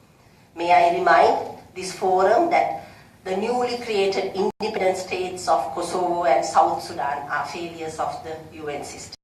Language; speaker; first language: English; non-native, local second language; Sinhala